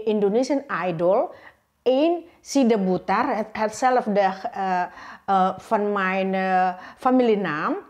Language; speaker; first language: Dutch; non-native, learner; Indonesian